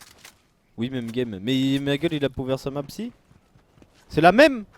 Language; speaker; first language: French; native; French